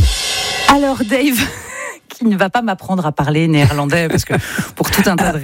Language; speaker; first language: French; native; French